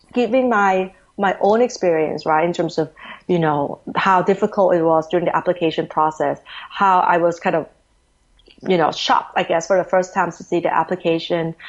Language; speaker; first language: English; non-native, fluent; Thai